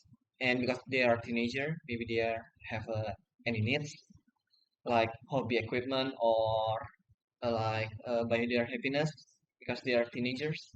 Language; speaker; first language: English; non-native, learner; Indonesian